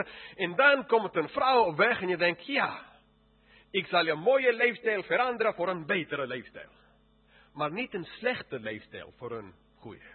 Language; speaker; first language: Dutch; non-native, fluent; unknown